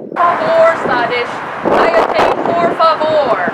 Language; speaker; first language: Spanish; non-native, learner; English